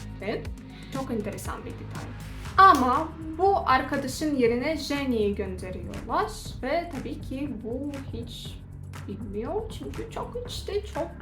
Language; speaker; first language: Turkish; non-native, fluent; Russian